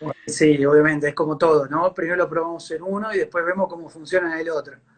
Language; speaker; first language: Spanish; native; Spanish